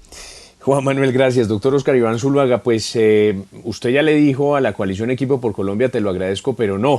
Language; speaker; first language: Spanish; native; Spanish